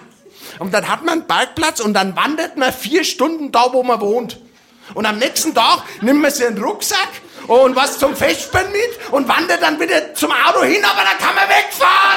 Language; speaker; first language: German; native; German